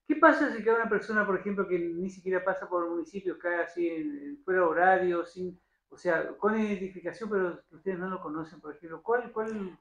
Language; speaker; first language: Spanish; native; Spanish